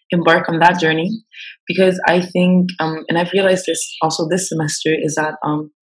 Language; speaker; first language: English; non-native, fluent; French